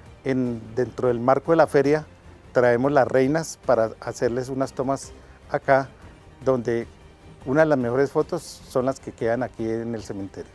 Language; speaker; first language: Spanish; native; Spanish